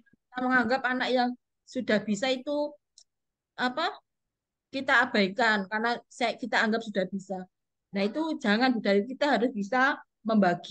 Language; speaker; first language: Indonesian; native; Indonesian